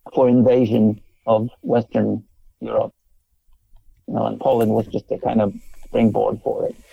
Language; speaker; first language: English; non-native, fluent; Polish